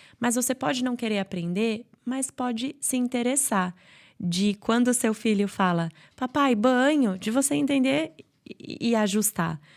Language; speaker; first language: Portuguese; native; Portuguese